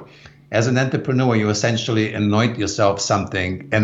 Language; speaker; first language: English; non-native, fluent; Polish